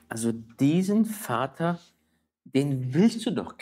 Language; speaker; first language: German; native; German